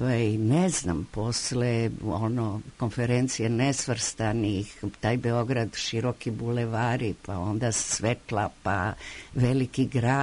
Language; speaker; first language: Croatian; native; Croatian